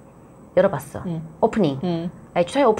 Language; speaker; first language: Korean; native; Korean